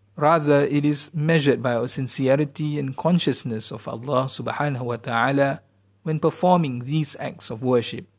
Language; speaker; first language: English; non-native, local second language; Malay